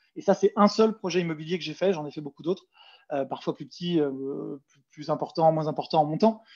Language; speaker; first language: French; native; French